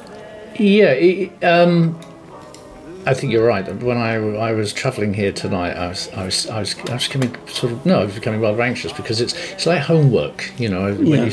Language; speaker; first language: English; native; English